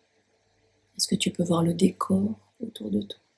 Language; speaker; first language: French; native; French